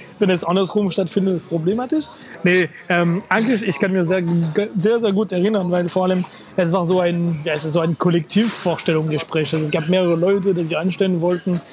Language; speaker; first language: German; non-native, fluent; French